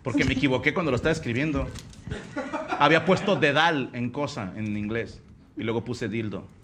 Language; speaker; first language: Spanish; native; Spanish